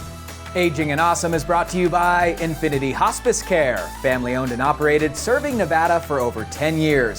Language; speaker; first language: English; native; English